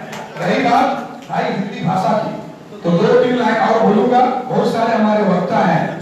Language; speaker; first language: Hindi; native; Hindi